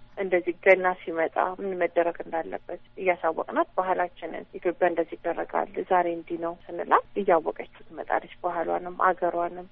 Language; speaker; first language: Amharic; native; Amharic